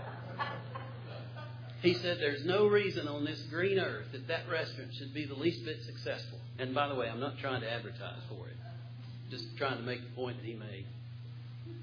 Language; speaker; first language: English; native; English